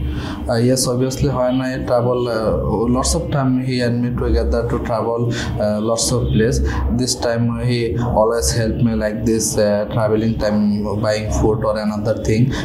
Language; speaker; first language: English; non-native, learner; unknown